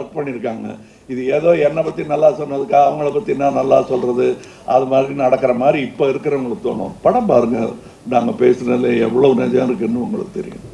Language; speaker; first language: Tamil; native; Tamil